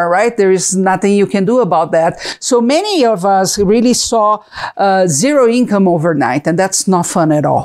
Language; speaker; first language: English; non-native, fluent; Portuguese